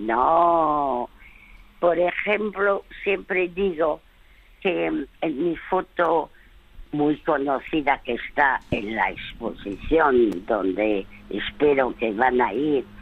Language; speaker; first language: Spanish; early bilingual, other home language; French